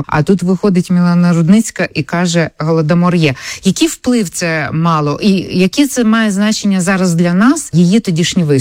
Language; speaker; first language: Ukrainian; native; Ukrainian